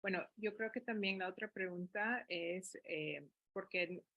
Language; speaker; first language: Spanish; early bilingual, heritage; Spanish